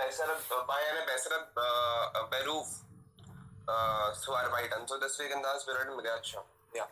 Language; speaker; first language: German; non-native, learner; Hindi